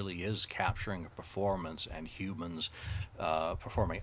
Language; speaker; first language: English; native; English